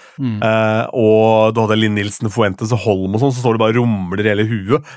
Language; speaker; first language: Norwegian; native; Norwegian